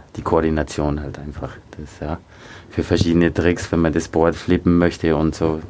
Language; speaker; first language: German; early bilingual, other home language; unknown